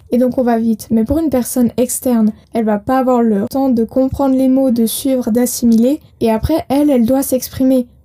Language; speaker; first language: French; native; French